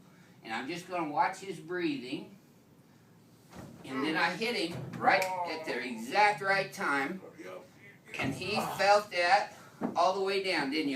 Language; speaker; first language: English; native; English